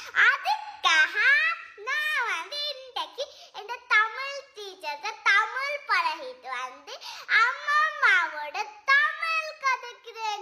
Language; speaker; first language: Tamil; early bilingual, heritage; Tamil